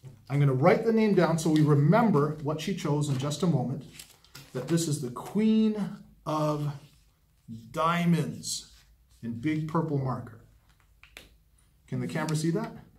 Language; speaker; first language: English; native; English